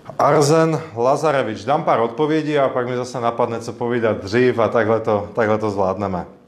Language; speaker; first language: Czech; native; Czech